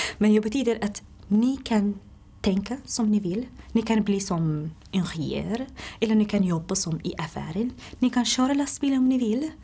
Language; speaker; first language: Swedish; non-native, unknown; Somali